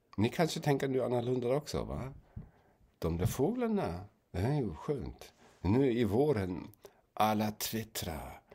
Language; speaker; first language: Swedish; non-native, fluent; German